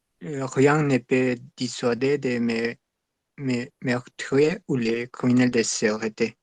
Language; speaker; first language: French; non-native, learner; Spanish